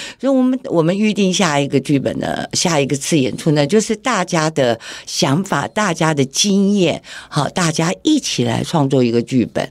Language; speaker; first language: Chinese; native; Chinese